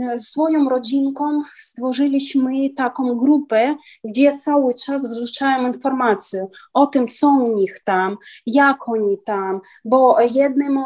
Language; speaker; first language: Polish; non-native, learner; Ukrainian